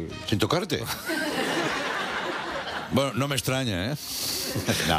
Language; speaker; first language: Spanish; native; Spanish